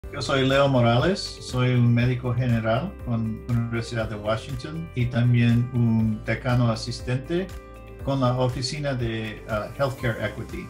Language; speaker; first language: Spanish; early bilingual, heritage; English